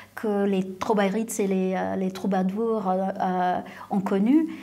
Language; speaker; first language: French; non-native, fluent; English